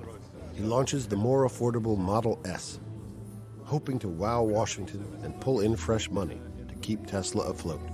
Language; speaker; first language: English; native; English